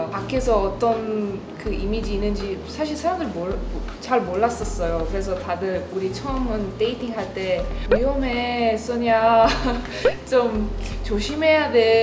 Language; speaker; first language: Korean; non-native, fluent; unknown